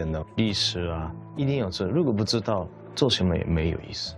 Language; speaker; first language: Chinese; non-native, fluent; Japanese